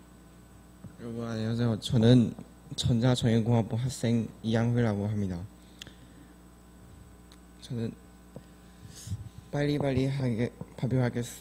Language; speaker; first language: Korean; non-native, learner; Chinese